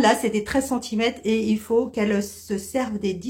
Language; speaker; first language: French; native; French